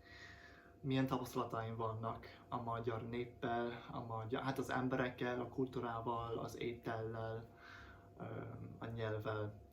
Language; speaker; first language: Hungarian; non-native, fluent; English